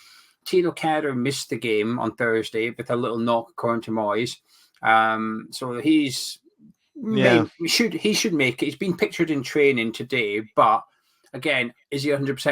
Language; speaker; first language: English; native; English